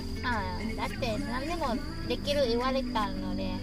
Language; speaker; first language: Japanese; non-native, learner; Vietnamese